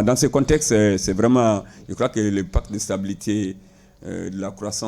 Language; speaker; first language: French; non-native, local second language; Bambara